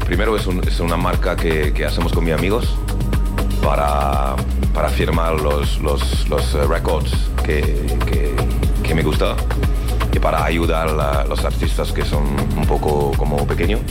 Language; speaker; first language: Spanish; non-native, learner; French